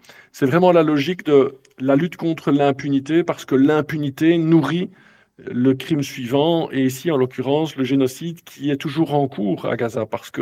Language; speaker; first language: French; native; French